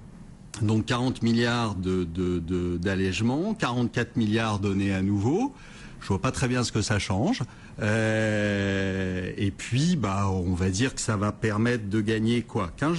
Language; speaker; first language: French; native; French